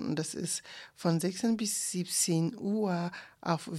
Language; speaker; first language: German; non-native, fluent; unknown